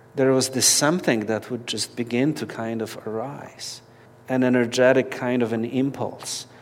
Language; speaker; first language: English; non-native, fluent; Polish